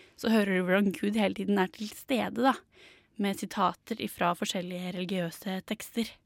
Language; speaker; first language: Norwegian; native; Norwegian